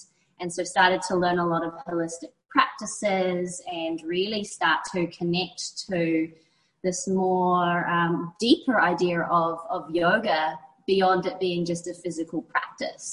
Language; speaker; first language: English; native; English